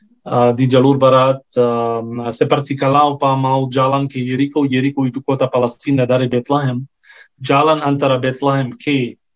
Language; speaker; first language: Indonesian; non-native, fluent; Arabic